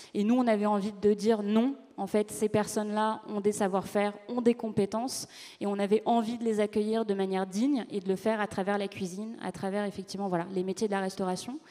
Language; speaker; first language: French; native; French